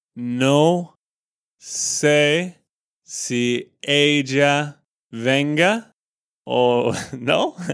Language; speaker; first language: Spanish; non-native, fluent; English